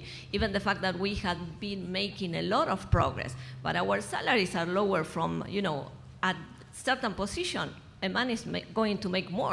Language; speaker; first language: English; non-native, fluent; Spanish